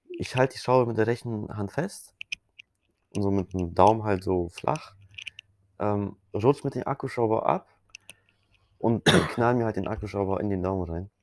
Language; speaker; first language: German; early bilingual, other home language; Polish